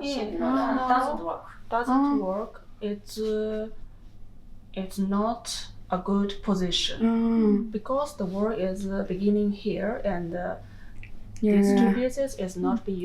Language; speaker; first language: English; non-native, learner; Japanese